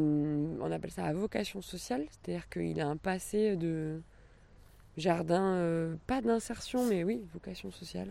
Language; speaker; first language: French; native; French